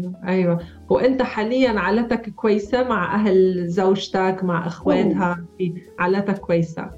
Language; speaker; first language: Arabic; native; Arabic